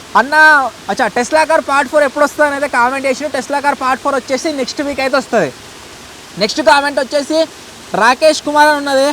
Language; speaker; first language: Telugu; native; Telugu